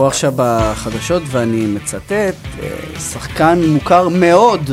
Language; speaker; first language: Hebrew; native; Hebrew